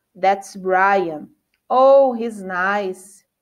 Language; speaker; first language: English; non-native, fluent; Portuguese